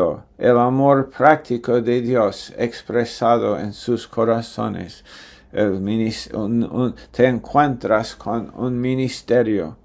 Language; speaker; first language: Spanish; non-native, fluent; English